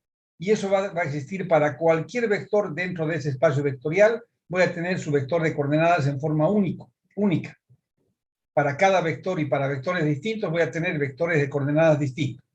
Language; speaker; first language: Spanish; native; Spanish